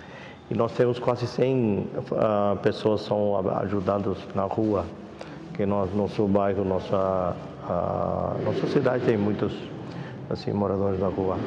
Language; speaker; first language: Portuguese; non-native, fluent; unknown